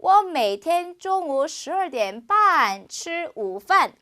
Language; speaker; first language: Chinese; non-native, fluent; Korean